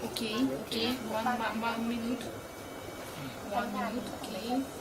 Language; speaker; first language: English; non-native, learner; Russian